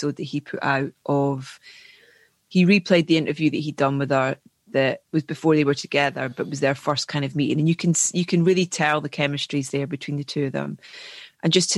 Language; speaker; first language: English; native; English